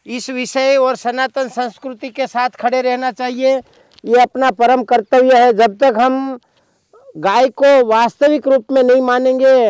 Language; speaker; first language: Hindi; non-native, local second language; Gujarati